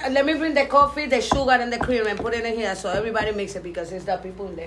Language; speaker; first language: English; non-native, learner; Spanish